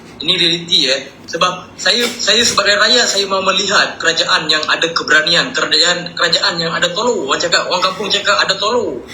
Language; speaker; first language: Malay; non-native, local second language; Tamil